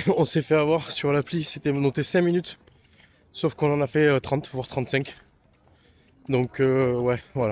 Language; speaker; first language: French; native; French